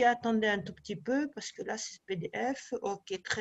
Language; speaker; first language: French; non-native, local second language; Arabic